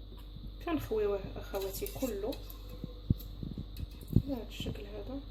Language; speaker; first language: Arabic; native; Arabic